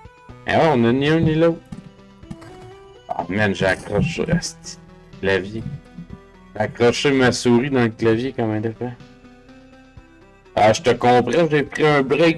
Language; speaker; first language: French; native; French